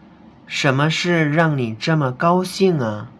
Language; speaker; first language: Chinese; non-native, fluent; Indonesian